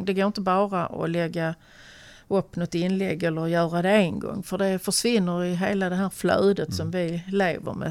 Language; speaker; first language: Swedish; native; Swedish